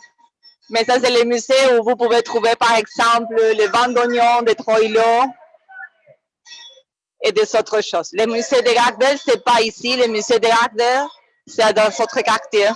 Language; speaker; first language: French; non-native, fluent; Spanish